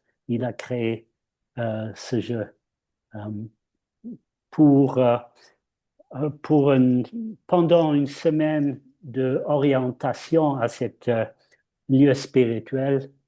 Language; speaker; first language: French; non-native, fluent; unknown